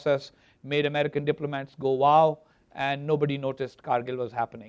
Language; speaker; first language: English; non-native, local second language; Urdu